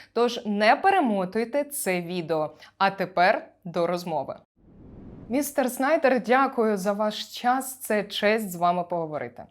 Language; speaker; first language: Ukrainian; native; Ukrainian